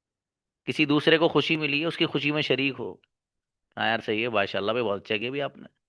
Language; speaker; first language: Hindi; native; Hindi